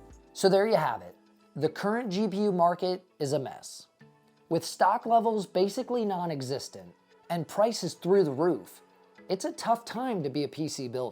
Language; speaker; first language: English; native; English